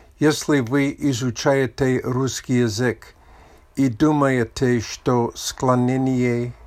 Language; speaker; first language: Russian; non-native, learner; English